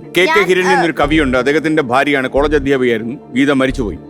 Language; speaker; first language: Malayalam; native; Malayalam